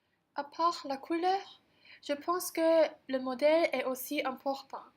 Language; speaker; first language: French; non-native, learner; Chinese